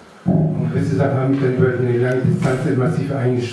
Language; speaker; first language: German; native; German